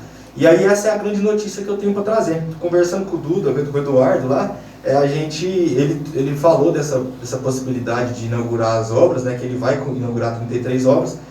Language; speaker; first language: Portuguese; native; Portuguese